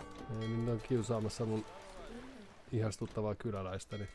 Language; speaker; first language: Finnish; native; Finnish